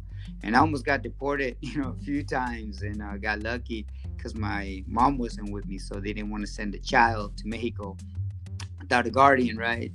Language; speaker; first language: English; early bilingual, other home language; Spanish